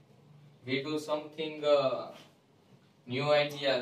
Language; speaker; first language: English; non-native, learner; Gujarati